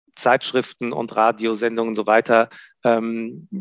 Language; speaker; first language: German; non-native, fluent; Hebrew